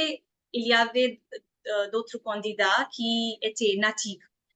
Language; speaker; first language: French; non-native, fluent; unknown